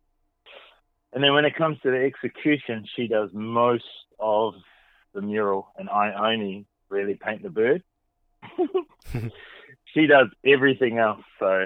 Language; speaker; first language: English; native; English